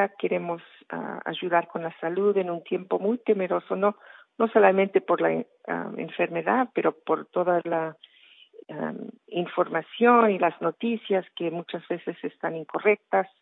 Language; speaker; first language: Spanish; early bilingual, heritage; Spanish